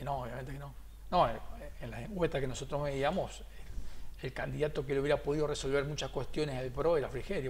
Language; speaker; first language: Spanish; native; Spanish